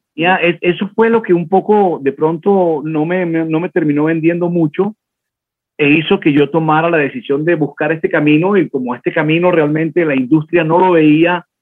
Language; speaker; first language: Spanish; native; Spanish